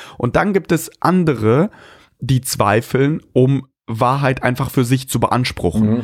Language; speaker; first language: German; early bilingual, other home language; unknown